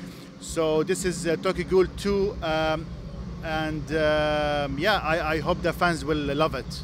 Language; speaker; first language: English; non-native, fluent; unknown